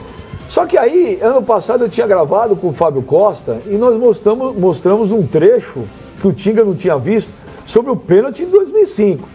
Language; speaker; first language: Portuguese; native; Portuguese